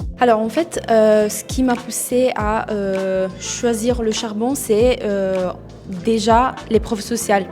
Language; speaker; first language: French; non-native, fluent; Italian